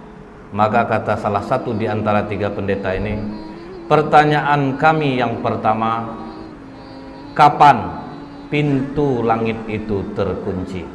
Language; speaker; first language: Indonesian; native; Indonesian